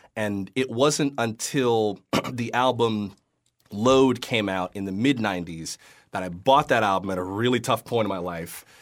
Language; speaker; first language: English; native; English